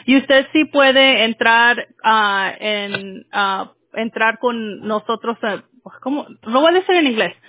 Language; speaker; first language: Spanish; early bilingual, heritage; Spanish